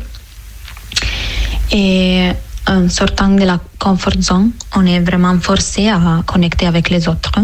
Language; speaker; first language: French; non-native, fluent; Italian